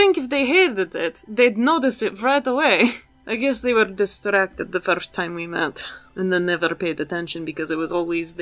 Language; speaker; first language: English; native; English